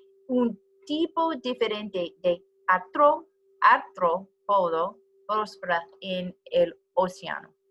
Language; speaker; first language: Spanish; non-native, learner; English